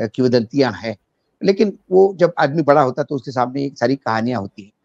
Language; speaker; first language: Hindi; non-native, local second language; Marathi